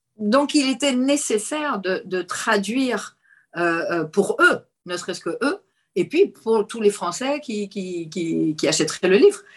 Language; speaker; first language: French; native; French